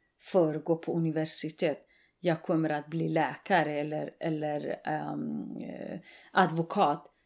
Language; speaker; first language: Swedish; non-native, fluent; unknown